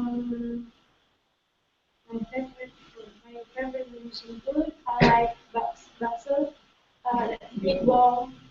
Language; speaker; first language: English; non-native, learner; Indonesian